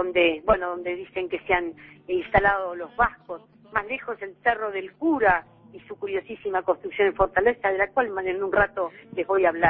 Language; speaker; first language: Spanish; native; Spanish